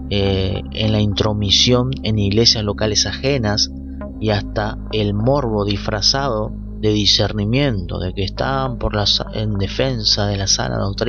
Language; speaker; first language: Spanish; native; Spanish